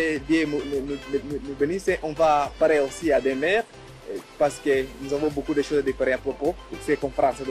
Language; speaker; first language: French; non-native, learner; Swahili